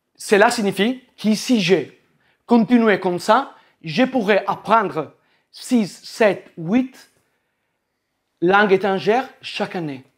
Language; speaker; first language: French; non-native, learner; Italian